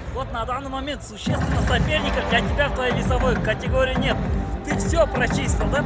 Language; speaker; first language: Russian; native; Russian